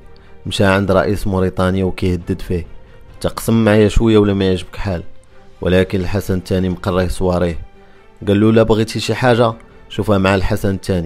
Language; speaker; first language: Arabic; native; Arabic